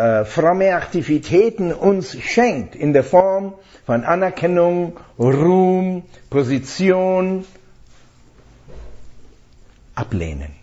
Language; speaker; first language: German; non-native, fluent; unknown